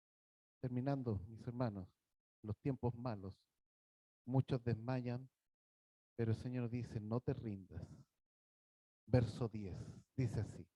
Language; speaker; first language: Spanish; native; Spanish